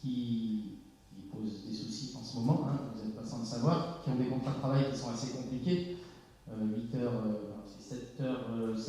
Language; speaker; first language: French; native; French